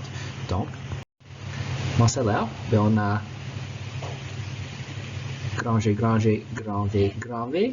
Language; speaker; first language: French; non-native, local second language; English